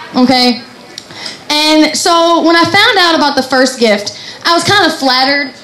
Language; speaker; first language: English; native; English